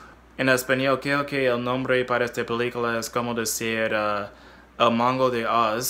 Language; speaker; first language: Spanish; non-native, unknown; English